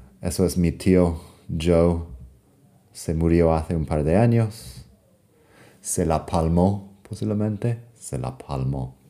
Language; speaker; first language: Spanish; non-native, fluent; English